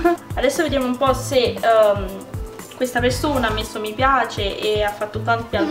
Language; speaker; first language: Italian; native; Italian